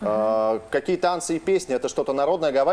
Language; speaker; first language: Russian; native; Russian